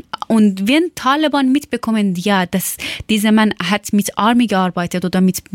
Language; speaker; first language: German; non-native, learner; Persian